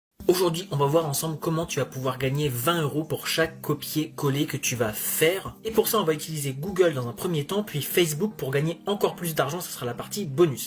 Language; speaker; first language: French; native; French